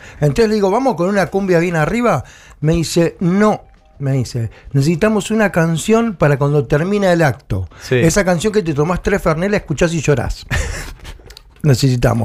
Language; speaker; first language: Spanish; native; Spanish